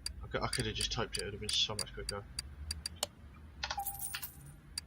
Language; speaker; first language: English; native; English